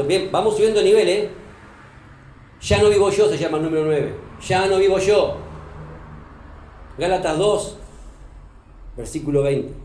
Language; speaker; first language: Spanish; native; Spanish